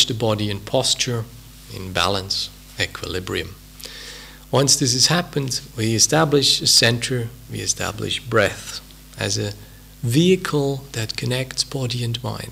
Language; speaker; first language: English; non-native, fluent; Swiss German